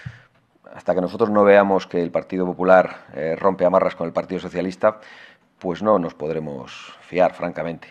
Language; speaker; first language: Spanish; native; Spanish